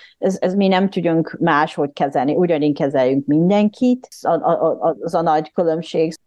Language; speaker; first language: Hungarian; non-native, fluent; Japanese